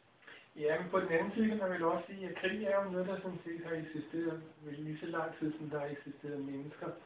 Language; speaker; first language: Danish; native; Danish